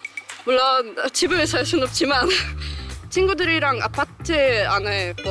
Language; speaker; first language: Korean; non-native, fluent; Polish